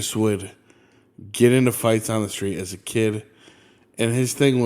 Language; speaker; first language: English; native; English